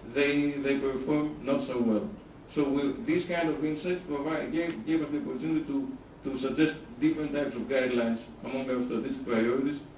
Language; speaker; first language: English; non-native, fluent; Greek